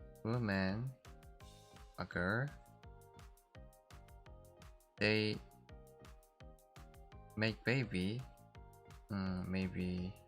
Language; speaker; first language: English; non-native, learner; Korean